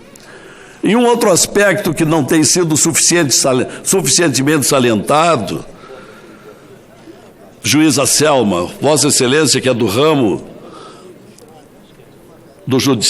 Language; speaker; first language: Portuguese; native; Portuguese